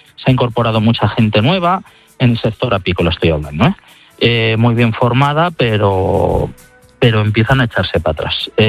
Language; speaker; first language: Spanish; native; Spanish